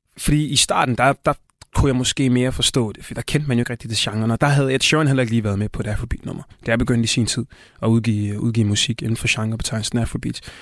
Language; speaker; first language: Danish; non-native, fluent; Swahili